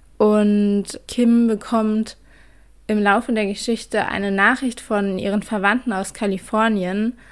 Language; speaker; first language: German; native; German